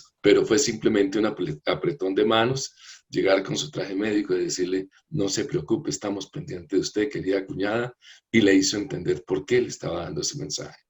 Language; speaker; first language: Spanish; native; Spanish